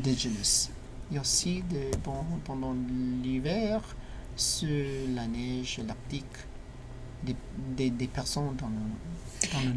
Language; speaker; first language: French; non-native, learner; English